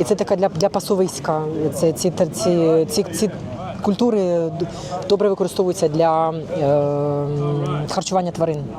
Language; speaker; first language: Ukrainian; native; Ukrainian